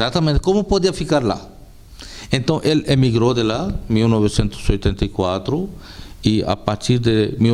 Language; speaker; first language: Portuguese; non-native, fluent; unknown